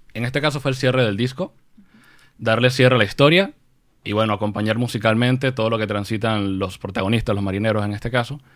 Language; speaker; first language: Spanish; native; Spanish